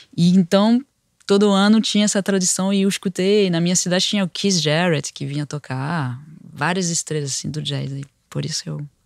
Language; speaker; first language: Portuguese; non-native, fluent; French